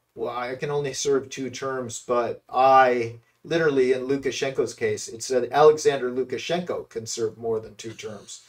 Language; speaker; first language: English; native; English